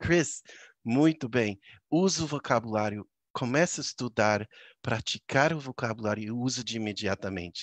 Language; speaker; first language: Portuguese; non-native, fluent; English